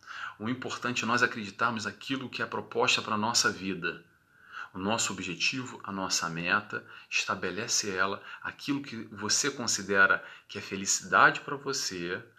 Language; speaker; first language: Portuguese; native; Portuguese